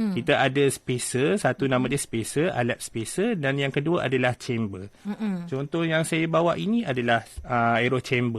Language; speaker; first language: Malay; native; Malay